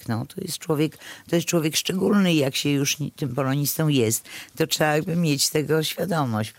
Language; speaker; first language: Polish; native; Polish